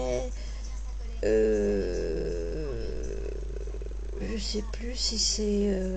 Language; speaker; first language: French; native; French